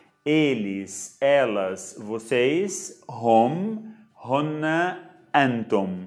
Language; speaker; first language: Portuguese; non-native, fluent; Arabic